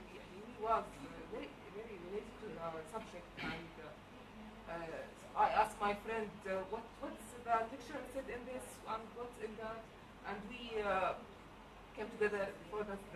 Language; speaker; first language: English; non-native, learner; Arabic